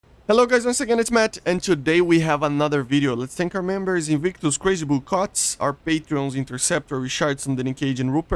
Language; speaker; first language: English; non-native, fluent; Portuguese